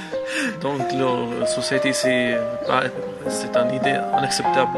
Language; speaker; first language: French; non-native, fluent; Arabic